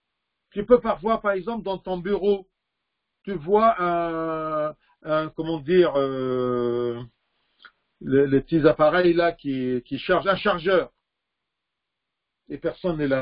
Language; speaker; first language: French; non-native, fluent; Arabic